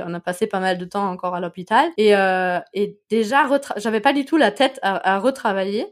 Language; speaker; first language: French; non-native, fluent; German